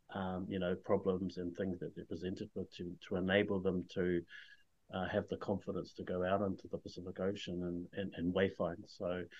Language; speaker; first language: English; native; English